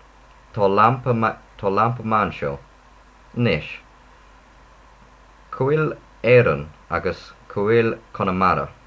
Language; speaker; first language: Irish; non-native, learner; English